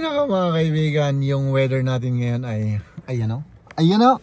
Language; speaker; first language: Filipino; native; Filipino